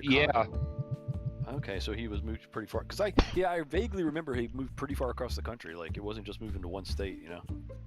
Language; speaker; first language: English; native; English